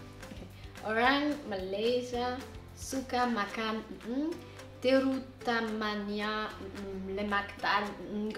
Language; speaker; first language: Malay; non-native, learner; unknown